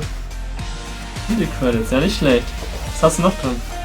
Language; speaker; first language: German; native; German